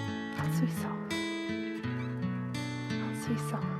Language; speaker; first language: Korean; non-native, learner; English